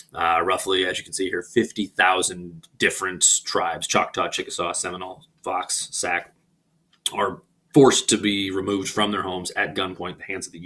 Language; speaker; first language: English; native; English